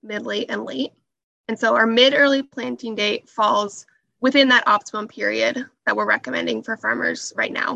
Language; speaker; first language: English; native; English